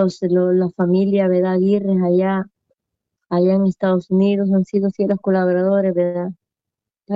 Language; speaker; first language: Spanish; native; Spanish